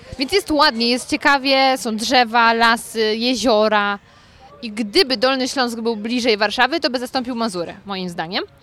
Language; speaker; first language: Polish; native; Polish